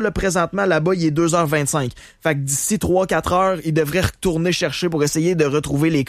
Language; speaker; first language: French; native; French